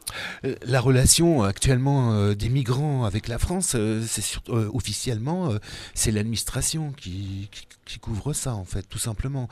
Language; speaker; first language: French; native; French